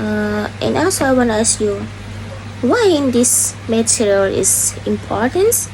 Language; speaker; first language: English; non-native, learner; Indonesian